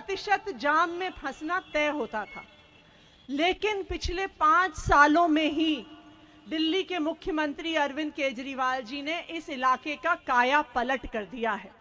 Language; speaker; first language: Hindi; native; Hindi